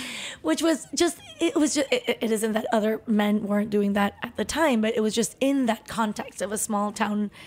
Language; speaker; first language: English; early bilingual, other home language; Spanish